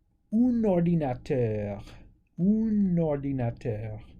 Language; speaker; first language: French; non-native, fluent; English